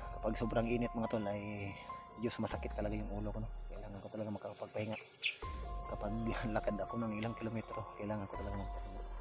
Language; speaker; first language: Filipino; non-native, local second language; Cebuano